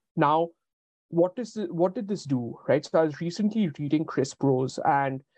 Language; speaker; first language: English; non-native, local second language; Bangla